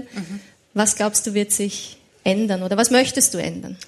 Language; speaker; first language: German; native; German